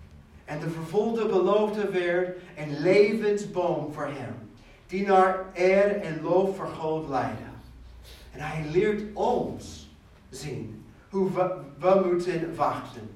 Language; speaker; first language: Dutch; non-native, fluent; English